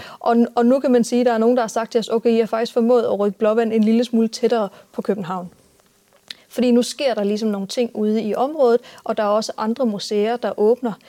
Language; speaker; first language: Danish; native; Danish